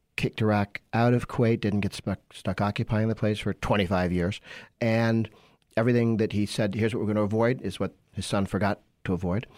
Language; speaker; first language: English; native; English